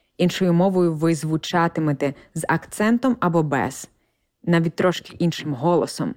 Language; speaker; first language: Ukrainian; native; Ukrainian